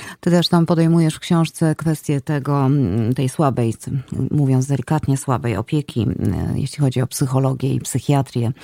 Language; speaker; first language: Polish; native; Polish